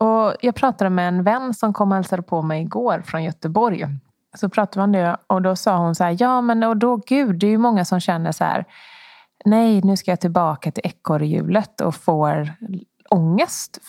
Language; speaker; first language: Swedish; native; Swedish